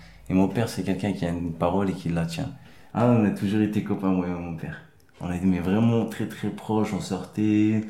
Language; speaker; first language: French; early bilingual, other home language; Arabic